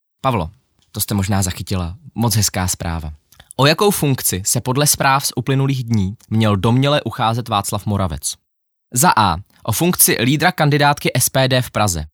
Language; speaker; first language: Czech; early bilingual, other home language; Ukrainian